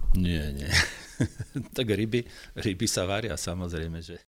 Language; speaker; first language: Slovak; non-native, local second language; Croatian